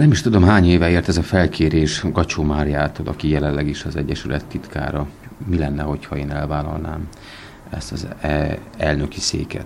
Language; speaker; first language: Hungarian; native; Hungarian